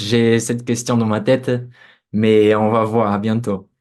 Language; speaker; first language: French; non-native, fluent; Portuguese